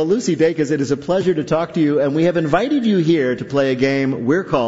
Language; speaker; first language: English; native; English